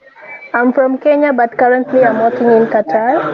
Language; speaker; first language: English; non-native, local second language; Swahili